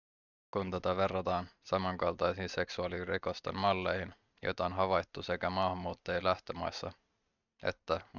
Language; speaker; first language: Finnish; native; Finnish